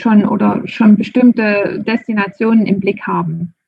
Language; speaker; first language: German; native; German